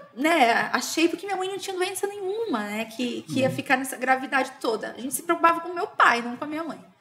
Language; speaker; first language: Portuguese; native; Portuguese